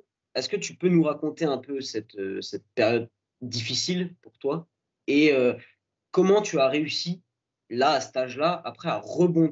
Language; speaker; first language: French; native; French